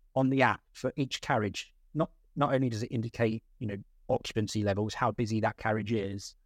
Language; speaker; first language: English; native; English